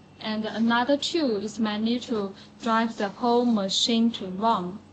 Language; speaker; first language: English; non-native, learner; Chinese